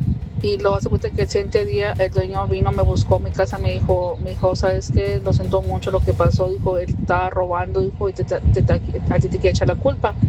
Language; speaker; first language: Spanish; early bilingual, heritage; Spanish